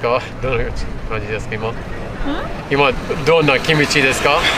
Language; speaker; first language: Japanese; non-native, learner; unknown